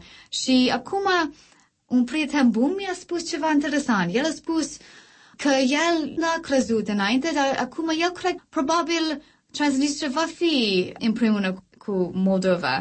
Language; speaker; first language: Romanian; non-native, learner; English